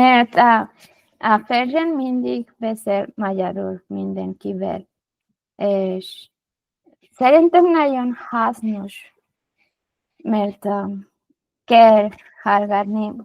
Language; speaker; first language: Hungarian; non-native, learner; Spanish